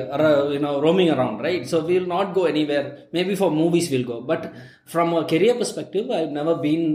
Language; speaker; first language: English; non-native, local second language; Tamil